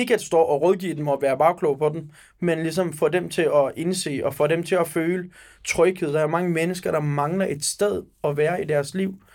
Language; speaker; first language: Danish; early bilingual, other home language; Turkish